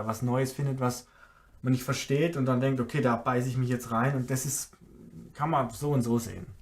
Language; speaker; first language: German; native; German